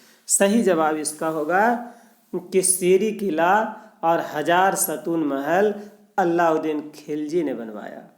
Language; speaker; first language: Hindi; non-native, local second language; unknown